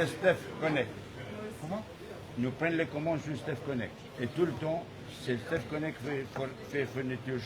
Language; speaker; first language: French; non-native, learner; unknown